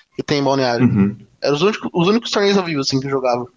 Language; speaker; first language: Portuguese; native; Portuguese